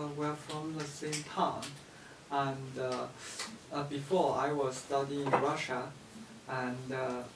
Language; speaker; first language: English; non-native, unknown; Chinese